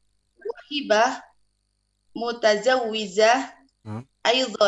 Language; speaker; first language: Arabic; non-native, learner; Indonesian